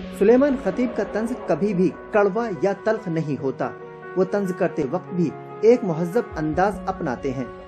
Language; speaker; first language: Urdu; native; Urdu